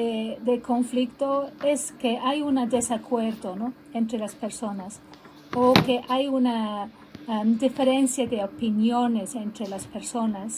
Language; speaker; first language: Spanish; non-native, fluent; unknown